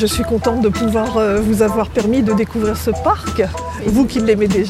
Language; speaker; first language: French; native; French